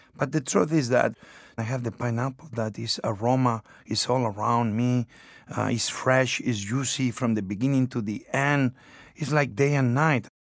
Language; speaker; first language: English; non-native, fluent; Spanish